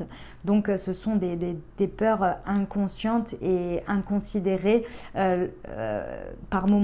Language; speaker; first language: French; native; French